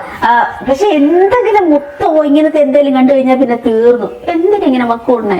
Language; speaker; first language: Malayalam; native; Malayalam